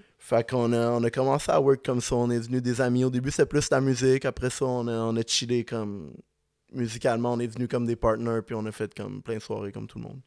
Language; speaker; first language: French; native; French